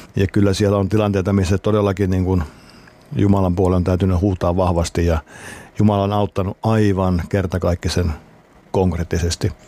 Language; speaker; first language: Finnish; native; Finnish